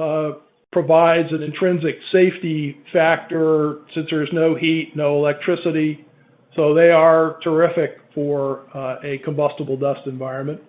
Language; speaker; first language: English; native; English